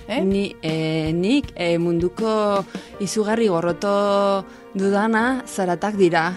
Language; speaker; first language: Basque; non-native, local second language; Spanish